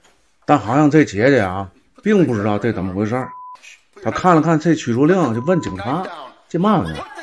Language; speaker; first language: Chinese; native; Chinese